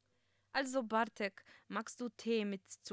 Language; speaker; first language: German; non-native, fluent; Polish